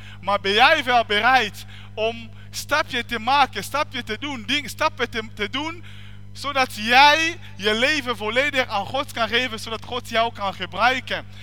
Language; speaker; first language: Dutch; non-native, fluent; French